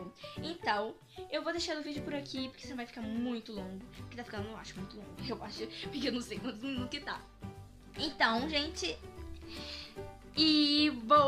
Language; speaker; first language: Portuguese; early bilingual, heritage; Portuguese